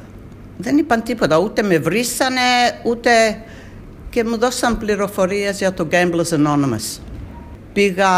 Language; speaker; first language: Greek; early bilingual, heritage; Greek